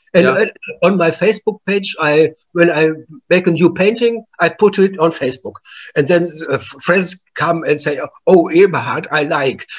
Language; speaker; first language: English; non-native, learner; German